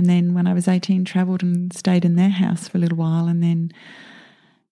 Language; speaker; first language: English; native; English